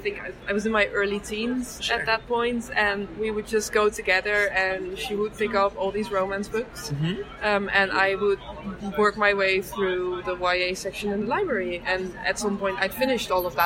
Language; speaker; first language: English; non-native, fluent; Dutch